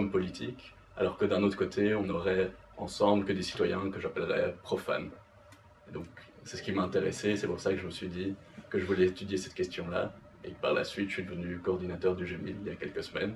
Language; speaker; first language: French; native; French